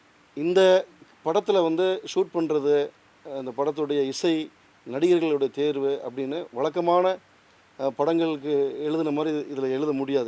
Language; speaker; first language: Tamil; native; Tamil